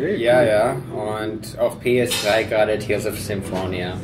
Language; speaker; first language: German; non-native, fluent; English